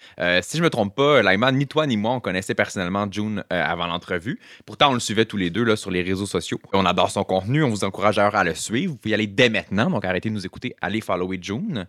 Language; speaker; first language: French; native; French